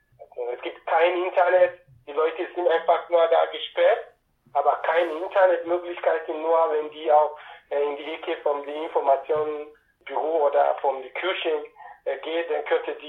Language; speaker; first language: German; non-native, fluent; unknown